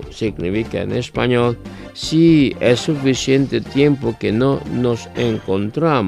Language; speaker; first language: Spanish; non-native, fluent; Indonesian